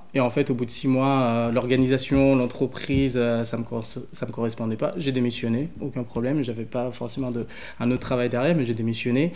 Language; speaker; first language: French; early bilingual, other home language; English